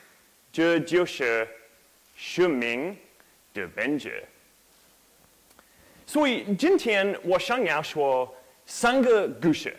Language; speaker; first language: Chinese; non-native, learner; English